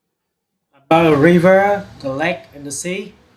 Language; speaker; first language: English; non-native, learner; Vietnamese